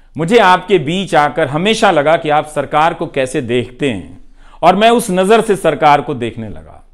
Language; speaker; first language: Hindi; non-native, local second language; Bhojpuri